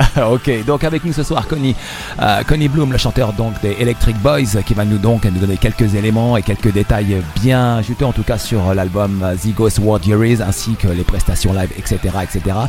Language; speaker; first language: French; non-native, local second language; Arabic